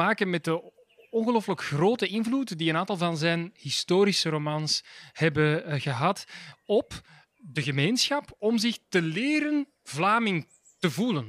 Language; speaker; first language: Dutch; native; Dutch